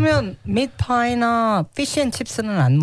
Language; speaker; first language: Korean; native; Korean